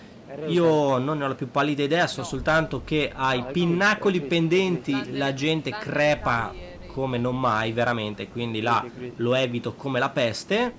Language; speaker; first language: Italian; native; Italian